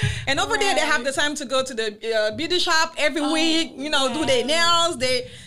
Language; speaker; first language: English; non-native, fluent; Wolof